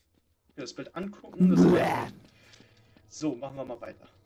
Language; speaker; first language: German; native; German